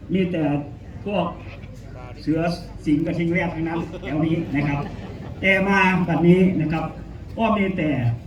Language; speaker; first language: Thai; native; Thai